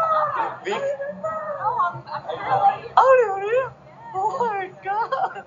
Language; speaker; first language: English; non-native, learner; Thai